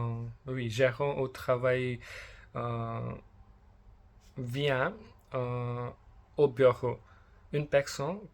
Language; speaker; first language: French; non-native, learner; English